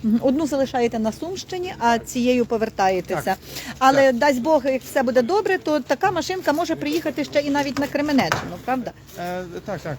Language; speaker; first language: Ukrainian; native; Ukrainian